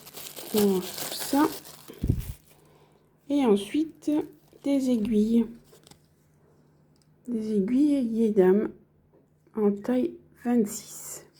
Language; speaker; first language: French; native; French